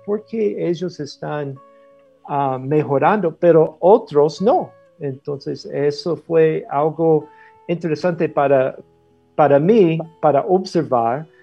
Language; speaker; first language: Spanish; non-native, fluent; English